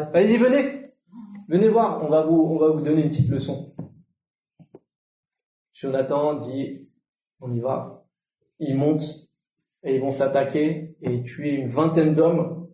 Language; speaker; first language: French; native; French